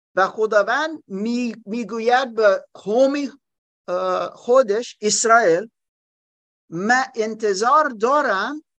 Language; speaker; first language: Persian; non-native, learner; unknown